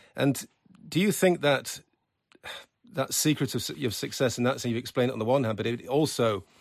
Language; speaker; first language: English; native; English